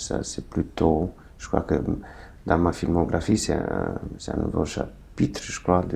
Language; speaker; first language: French; non-native, fluent; Romanian